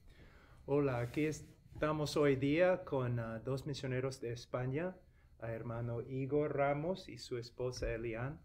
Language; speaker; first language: Spanish; non-native, fluent; English